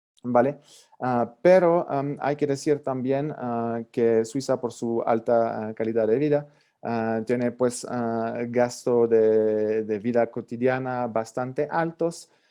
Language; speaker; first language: Spanish; non-native, fluent; French